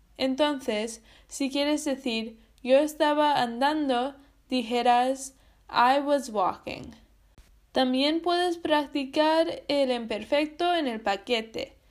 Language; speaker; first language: Spanish; non-native, learner; English